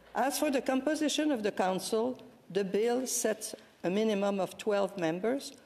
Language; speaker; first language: English; non-native, fluent; French